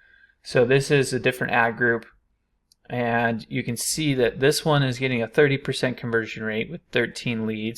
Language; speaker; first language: English; native; English